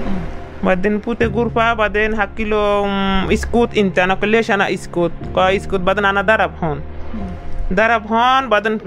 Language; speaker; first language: Arabic; non-native, learner; Bangla